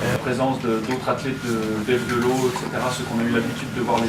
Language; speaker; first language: French; native; French